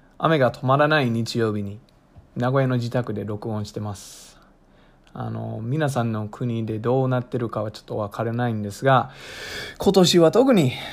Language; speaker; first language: Japanese; non-native, fluent; English